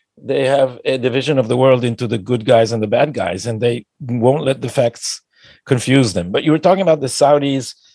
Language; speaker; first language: English; non-native, fluent; Hebrew